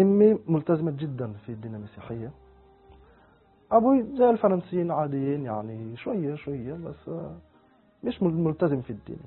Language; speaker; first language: Arabic; non-native, fluent; French